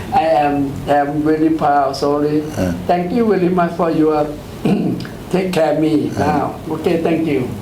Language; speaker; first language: English; non-native, learner; Thai